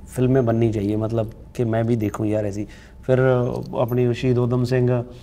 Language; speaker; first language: Hindi; non-native, local second language; Punjabi